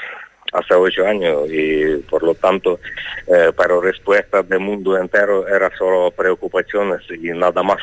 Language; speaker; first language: Spanish; non-native, fluent; Ukrainian